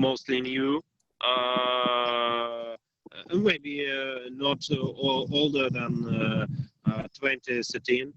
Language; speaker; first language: English; non-native, learner; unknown